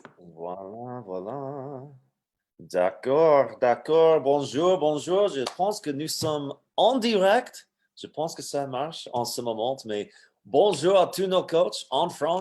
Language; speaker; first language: French; non-native, fluent; English